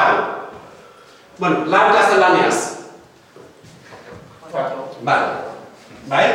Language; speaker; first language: Basque; non-native, fluent; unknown